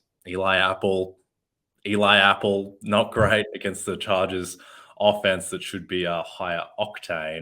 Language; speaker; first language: English; native; English